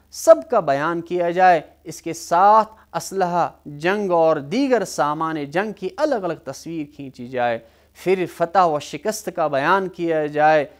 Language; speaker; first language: Urdu; non-native, local second language; Kashmiri